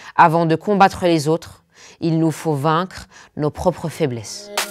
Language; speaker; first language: French; non-native, local second language; Arabic